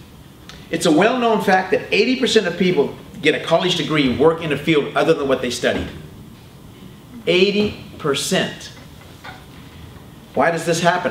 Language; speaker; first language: English; native; English